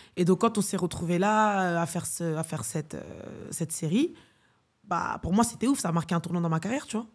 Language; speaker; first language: French; native; French